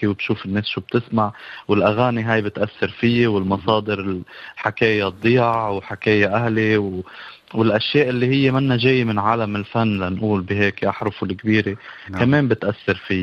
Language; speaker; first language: Arabic; native; Arabic